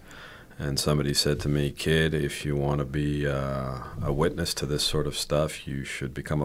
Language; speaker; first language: English; native; English